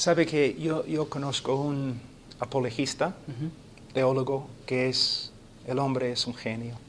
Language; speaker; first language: Spanish; non-native, fluent; English